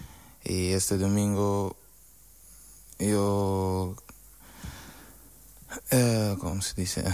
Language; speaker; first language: Spanish; non-native, learner; Portuguese